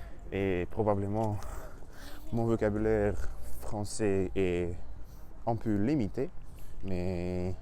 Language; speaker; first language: French; non-native, learner; Russian